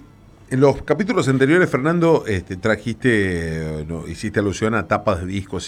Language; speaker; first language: Spanish; native; Spanish